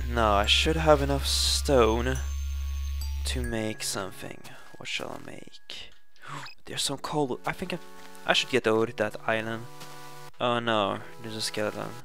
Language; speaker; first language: English; non-native, fluent; Swedish